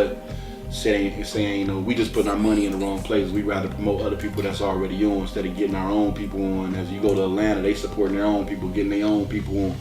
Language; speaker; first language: English; native; English